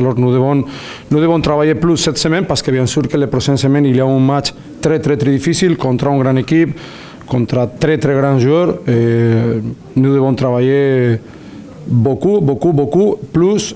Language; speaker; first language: French; non-native, learner; Spanish